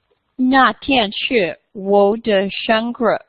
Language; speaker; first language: Chinese; non-native, learner; English